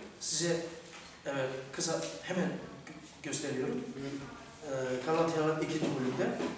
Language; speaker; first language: Turkish; non-native, fluent; Korean